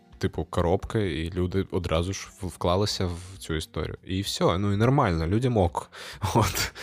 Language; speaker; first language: Ukrainian; non-native, local second language; Russian